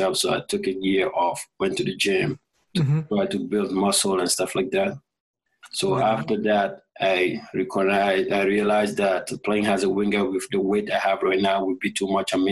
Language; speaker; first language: English; non-native, fluent; French